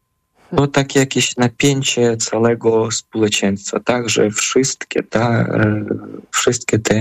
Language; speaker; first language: Polish; non-native, fluent; Ukrainian